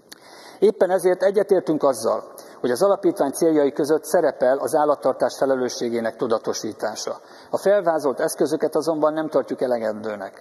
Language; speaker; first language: Hungarian; native; Hungarian